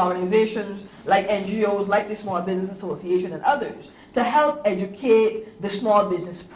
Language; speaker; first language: English; native; English